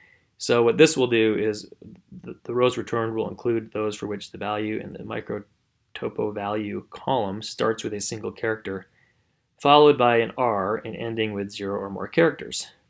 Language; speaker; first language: English; native; English